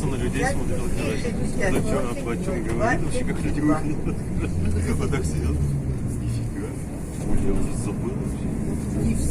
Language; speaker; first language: Russian; native; Russian